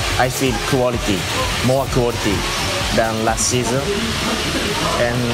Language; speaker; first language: English; non-native, learner; Japanese